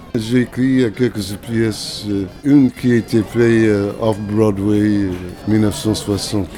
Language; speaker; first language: French; non-native, fluent; English